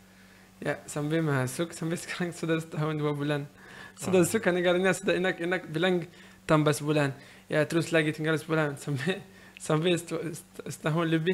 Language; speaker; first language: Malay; non-native, learner; Arabic